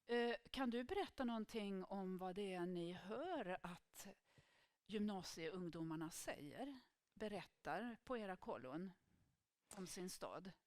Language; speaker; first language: Swedish; native; Swedish